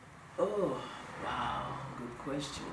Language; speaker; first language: English; non-native, learner; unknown